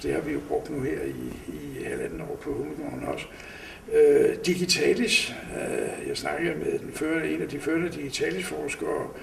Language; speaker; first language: Danish; native; Danish